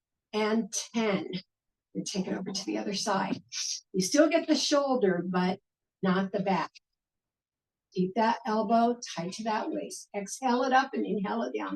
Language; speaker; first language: English; native; English